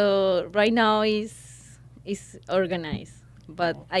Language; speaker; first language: English; non-native, learner; Spanish